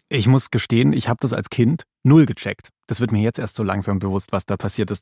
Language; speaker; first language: German; native; German